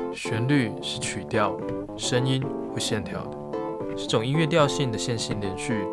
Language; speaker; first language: Chinese; native; Chinese